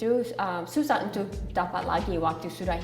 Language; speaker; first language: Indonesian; non-native, learner; English